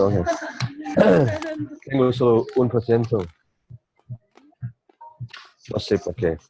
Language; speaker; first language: Spanish; non-native, learner; English